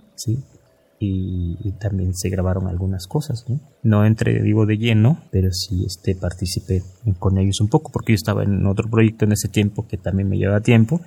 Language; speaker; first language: Spanish; native; Spanish